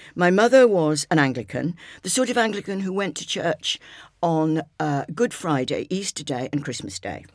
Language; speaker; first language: English; native; English